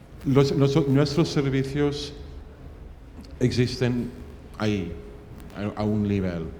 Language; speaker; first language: Spanish; non-native, fluent; English